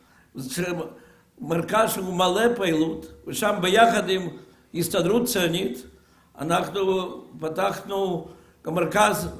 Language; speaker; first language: Hebrew; non-native, fluent; Russian